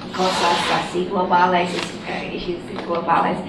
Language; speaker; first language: Spanish; non-native, fluent; English